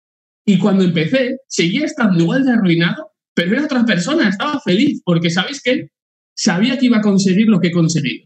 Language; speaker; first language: Spanish; native; Spanish